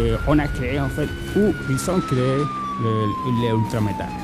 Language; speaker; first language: French; non-native, fluent; Spanish